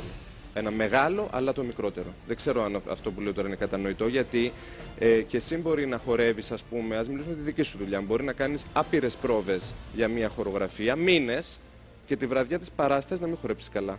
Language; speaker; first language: Greek; native; Greek